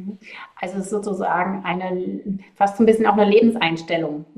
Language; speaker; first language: German; native; German